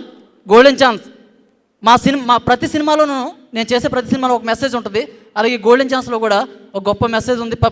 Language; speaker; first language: Telugu; native; Telugu